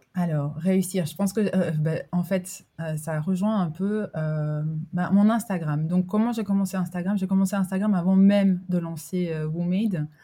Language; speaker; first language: French; early bilingual, other home language; Albanian